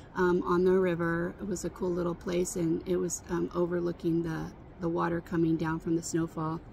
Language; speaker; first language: English; native; English